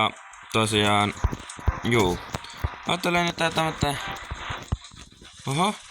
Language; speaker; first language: Finnish; native; Finnish